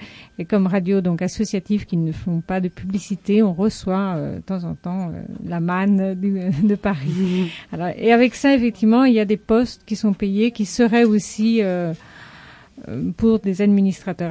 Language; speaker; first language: French; native; French